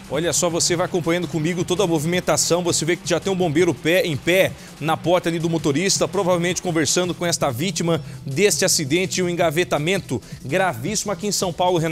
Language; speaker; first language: Portuguese; native; Portuguese